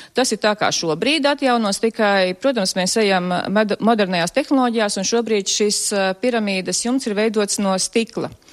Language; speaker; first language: Latvian; native; Latvian